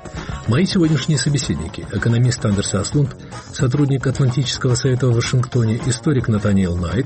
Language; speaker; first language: Russian; native; Russian